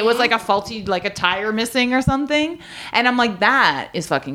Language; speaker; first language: English; native; English